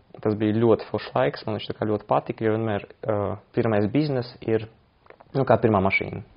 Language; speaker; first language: Latvian; non-native, local second language; Russian